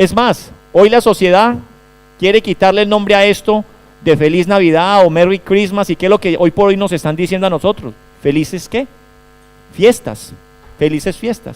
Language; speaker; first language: Spanish; native; Spanish